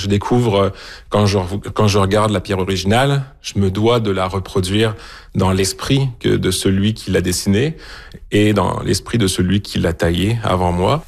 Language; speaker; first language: French; native; French